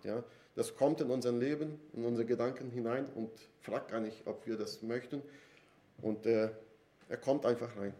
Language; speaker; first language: German; non-native, fluent; Portuguese